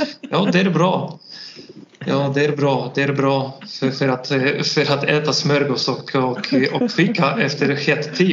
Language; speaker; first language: Swedish; non-native, learner; Polish